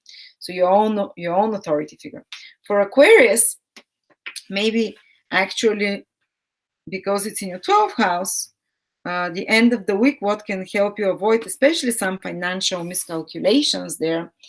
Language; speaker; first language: English; non-native, fluent; Bulgarian